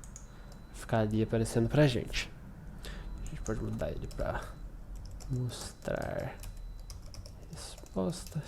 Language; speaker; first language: Portuguese; native; Portuguese